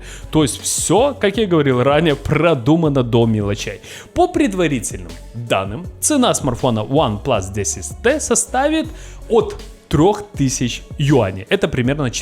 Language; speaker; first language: Russian; native; Russian